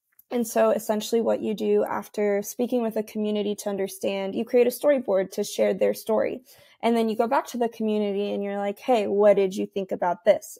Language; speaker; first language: English; early bilingual, other home language; Spanish